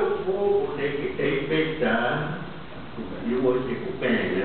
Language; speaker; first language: Portuguese; non-native, local second language; Kayapó